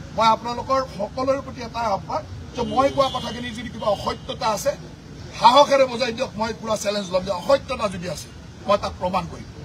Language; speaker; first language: Assamese; native; Assamese